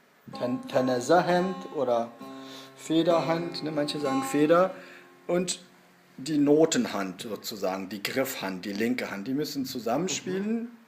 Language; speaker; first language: German; early bilingual, other home language; Kurdish